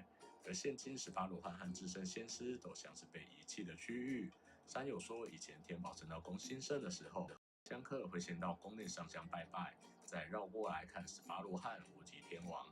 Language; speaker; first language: Chinese; native; Chinese